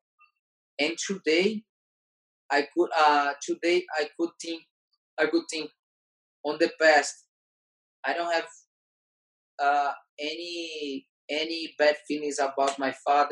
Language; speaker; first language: English; non-native, learner; Portuguese